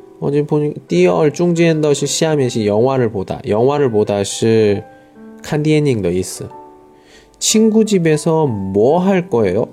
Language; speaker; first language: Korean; non-native, learner; Chinese